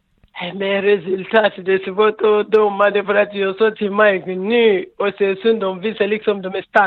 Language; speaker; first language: Swedish; non-native, learner; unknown